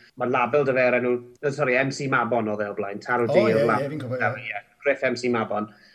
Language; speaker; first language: Welsh; native; Welsh